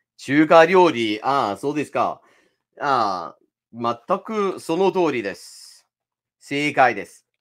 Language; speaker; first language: Japanese; non-native, fluent; English